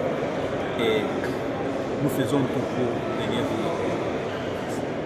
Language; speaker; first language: French; non-native, local second language; Swahili